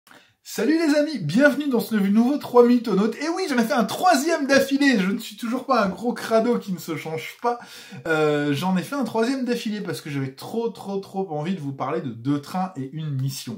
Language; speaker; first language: French; native; French